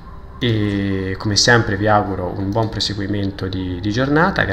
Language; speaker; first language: Italian; native; Italian